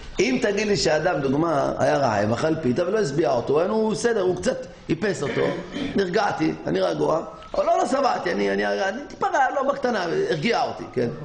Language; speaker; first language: Hebrew; native; Hebrew